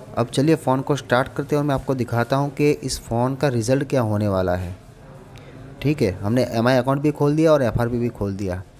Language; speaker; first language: Hindi; non-native, local second language; Gujarati